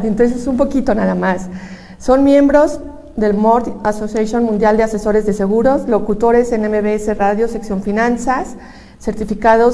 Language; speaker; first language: Spanish; native; Spanish